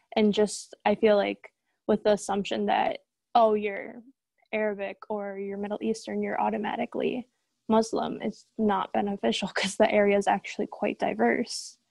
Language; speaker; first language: English; native; English